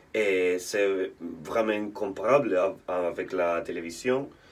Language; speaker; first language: French; non-native, learner; Spanish